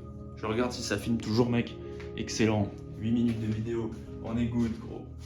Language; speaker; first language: French; native; French